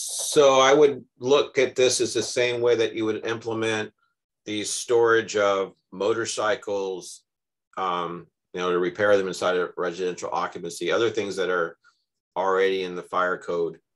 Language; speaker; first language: English; native; English